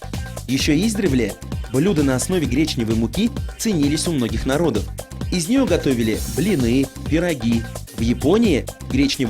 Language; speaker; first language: Russian; native; Russian